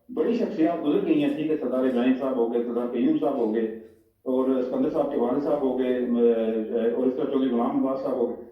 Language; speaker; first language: Urdu; non-native, local second language; Pahari-Potwari